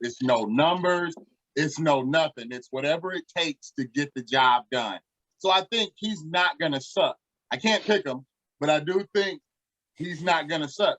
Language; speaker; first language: English; native; English